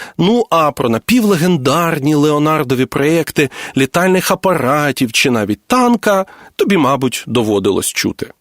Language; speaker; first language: Ukrainian; native; Ukrainian